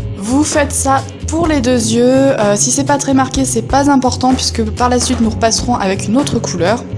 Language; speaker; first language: French; native; French